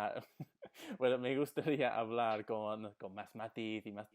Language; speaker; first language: Spanish; non-native, fluent; English